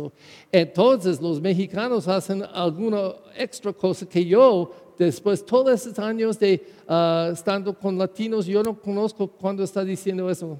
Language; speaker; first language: Spanish; non-native, fluent; English